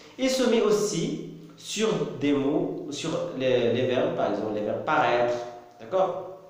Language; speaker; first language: French; non-native, local second language; Arabic